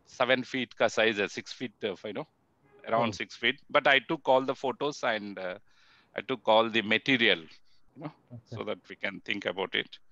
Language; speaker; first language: Hindi; non-native, local second language; Telugu